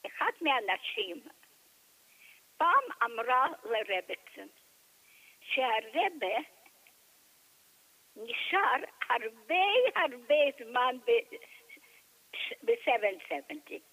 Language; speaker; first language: Hebrew; non-native, fluent; English